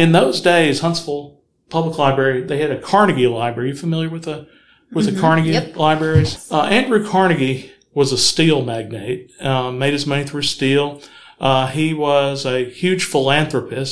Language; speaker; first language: English; native; English